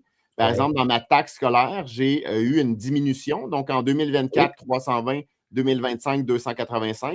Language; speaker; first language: French; native; French